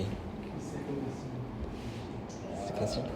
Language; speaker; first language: French; non-native, learner; Khmer